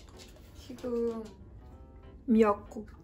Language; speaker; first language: Korean; non-native, learner; Thai